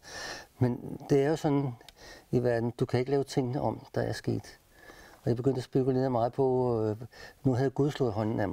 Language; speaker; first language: Danish; native; Danish